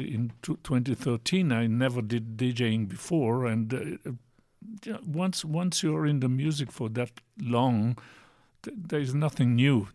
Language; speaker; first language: English; non-native, fluent; Italian